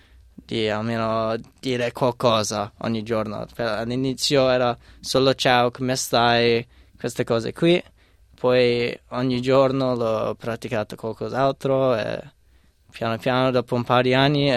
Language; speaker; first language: Italian; non-native, fluent; English